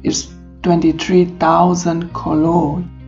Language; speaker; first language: English; non-native, fluent; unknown